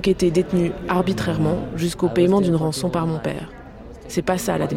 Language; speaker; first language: French; native; French